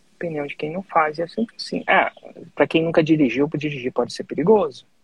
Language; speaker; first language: Portuguese; native; Portuguese